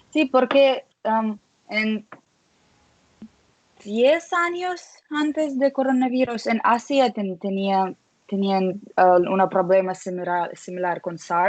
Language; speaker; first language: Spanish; non-native, learner; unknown